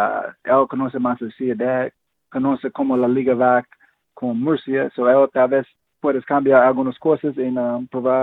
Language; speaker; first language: Spanish; non-native, fluent; English